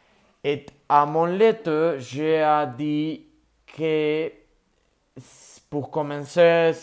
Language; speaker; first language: French; non-native, learner; Spanish